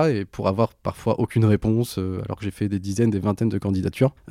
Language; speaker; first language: French; native; French